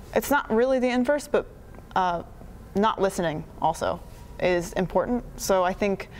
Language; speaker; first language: English; native; English